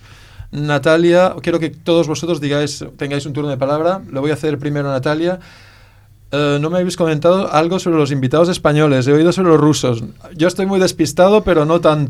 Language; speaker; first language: Spanish; native; Spanish